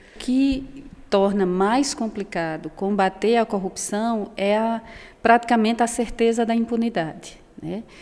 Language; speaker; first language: Portuguese; native; Portuguese